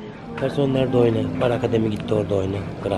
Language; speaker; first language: Turkish; native; Turkish